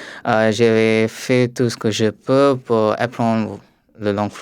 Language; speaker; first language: French; non-native, learner; Tamil